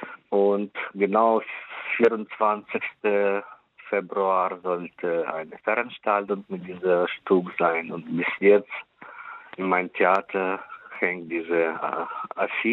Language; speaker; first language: German; non-native, fluent; Ukrainian